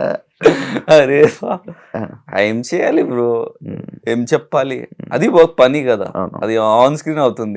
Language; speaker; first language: Telugu; non-native, learner; Hindi